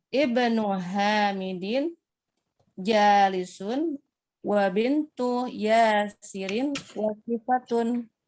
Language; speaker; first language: Arabic; non-native, learner; Indonesian